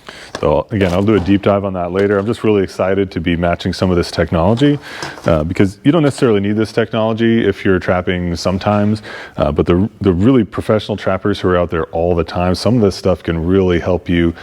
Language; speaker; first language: English; native; English